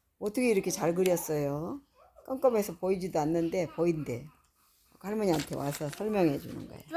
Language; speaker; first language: Korean; native; Korean